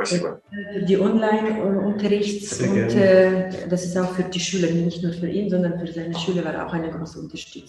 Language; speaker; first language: German; non-native, fluent; Russian